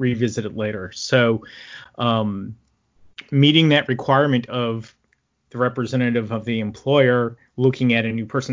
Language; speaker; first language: English; native; English